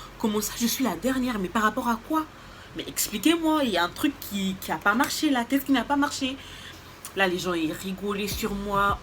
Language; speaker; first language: French; native; French